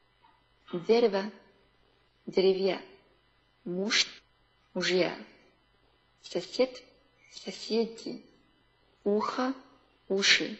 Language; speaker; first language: Russian; non-native, fluent; Chinese